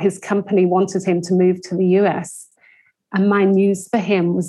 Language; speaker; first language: English; native; English